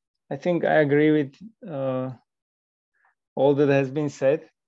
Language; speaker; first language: English; non-native, fluent; Slovak